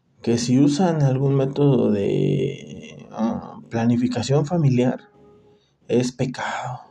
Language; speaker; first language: Spanish; native; Spanish